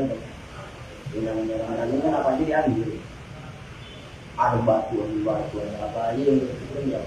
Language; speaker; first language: Indonesian; native; Indonesian